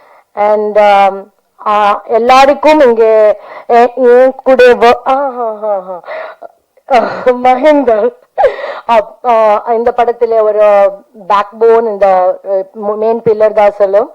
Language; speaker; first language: Tamil; non-native, learner; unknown